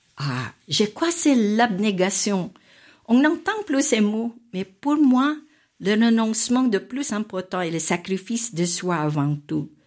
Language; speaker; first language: French; non-native, fluent; Filipino